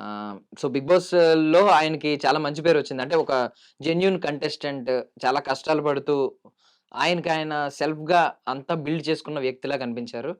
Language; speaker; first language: Telugu; native; Telugu